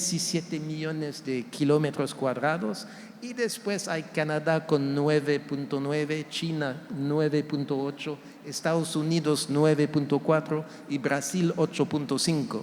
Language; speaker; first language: Spanish; non-native, fluent; French